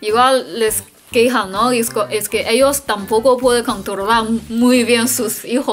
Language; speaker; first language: Spanish; non-native, learner; Chinese